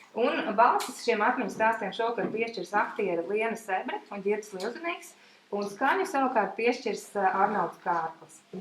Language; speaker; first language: Latvian; native; Latvian